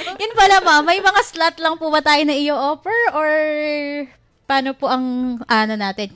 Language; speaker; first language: Filipino; native; Filipino